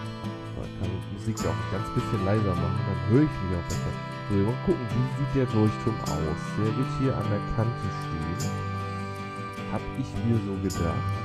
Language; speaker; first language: German; native; German